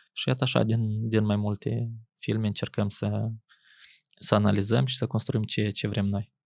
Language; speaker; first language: Romanian; native; Romanian